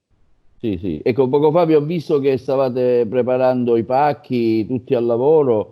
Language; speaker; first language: Italian; native; Italian